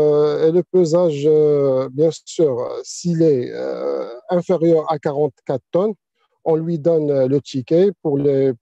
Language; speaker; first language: French; non-native, local second language; Arabic